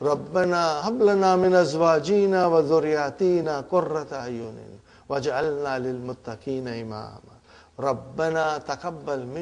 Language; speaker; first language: Arabic; non-native, fluent; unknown